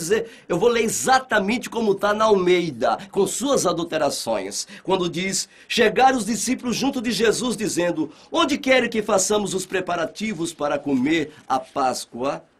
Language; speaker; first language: Portuguese; native; Portuguese